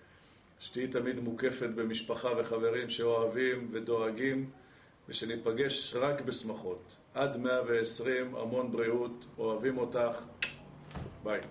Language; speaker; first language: Hebrew; native; Hebrew